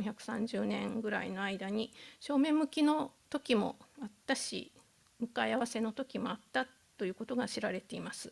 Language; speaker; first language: Japanese; native; Japanese